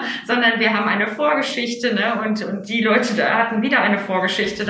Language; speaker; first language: German; native; German